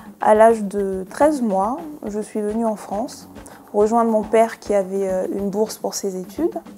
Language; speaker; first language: French; early bilingual, other home language; Lingala